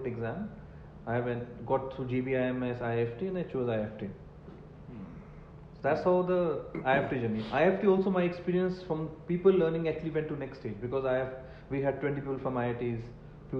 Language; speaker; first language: English; non-native, local second language; Punjabi